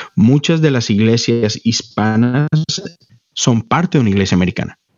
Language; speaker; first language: Spanish; native; Spanish